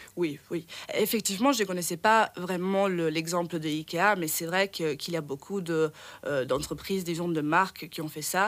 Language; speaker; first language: French; non-native, fluent; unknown